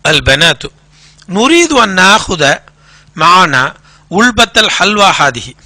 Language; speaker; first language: Arabic; non-native, fluent; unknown